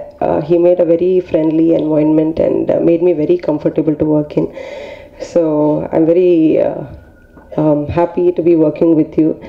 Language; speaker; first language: Tamil; non-native, learner; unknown